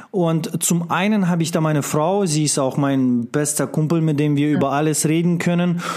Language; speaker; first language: German; non-native, fluent; Russian